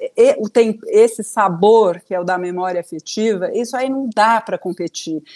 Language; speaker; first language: Portuguese; native; Portuguese